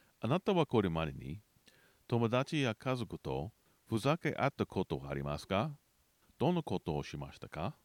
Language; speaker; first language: Japanese; non-native, learner; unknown